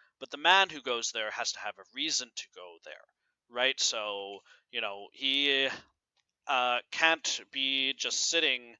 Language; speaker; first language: English; native; English